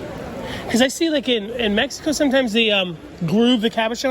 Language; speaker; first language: English; native; English